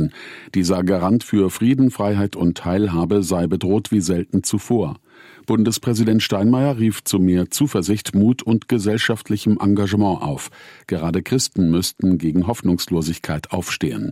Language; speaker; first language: German; native; German